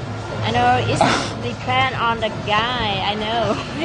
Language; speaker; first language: English; non-native, learner; Vietnamese